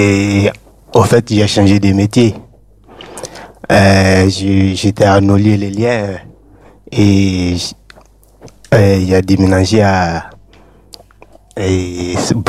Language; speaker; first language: French; non-native, learner; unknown